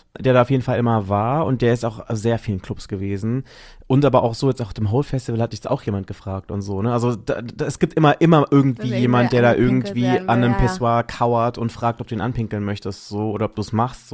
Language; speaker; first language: German; native; German